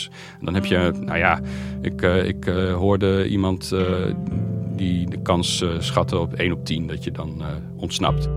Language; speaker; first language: Dutch; native; Dutch